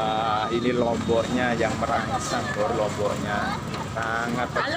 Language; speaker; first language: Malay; non-native, local second language; Javanese